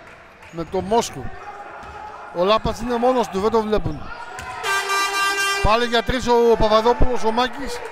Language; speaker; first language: Greek; native; Greek